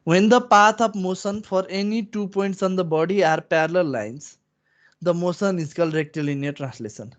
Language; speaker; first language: English; non-native, local second language; Nepali